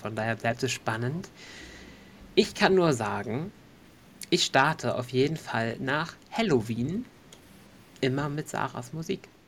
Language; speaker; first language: German; native; German